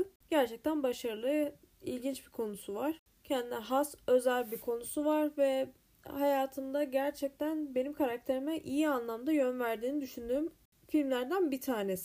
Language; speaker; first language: Turkish; native; Turkish